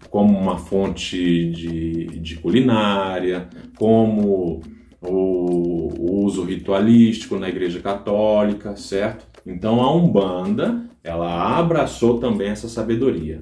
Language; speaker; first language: Portuguese; native; Portuguese